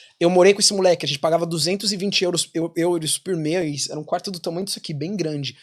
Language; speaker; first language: Portuguese; native; Portuguese